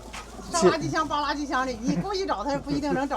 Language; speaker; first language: Chinese; native; Chinese